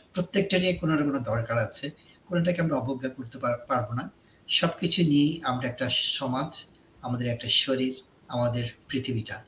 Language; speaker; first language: Bangla; native; Bangla